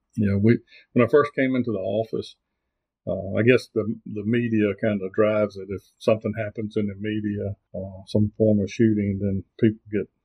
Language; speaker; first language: English; native; English